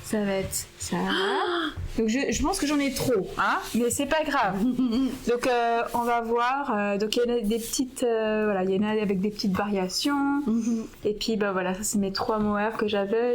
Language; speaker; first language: French; native; French